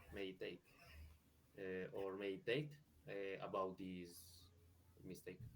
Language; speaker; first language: English; non-native, learner; Spanish